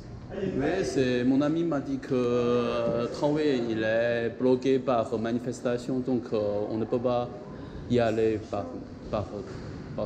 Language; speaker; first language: French; non-native, learner; Chinese